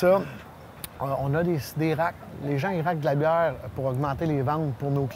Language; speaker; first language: French; native; French